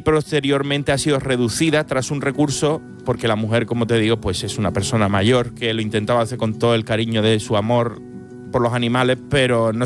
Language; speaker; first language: Spanish; native; Spanish